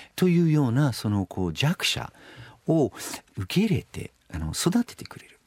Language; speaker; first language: Japanese; non-native, fluent; English